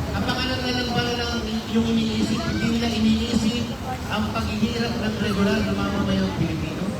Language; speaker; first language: Filipino; native; Filipino